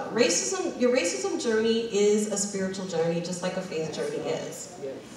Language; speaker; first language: English; native; English